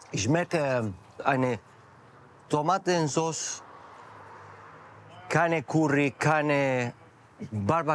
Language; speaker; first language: German; non-native, learner; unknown